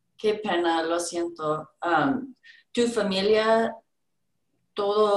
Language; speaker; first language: Spanish; non-native, learner; English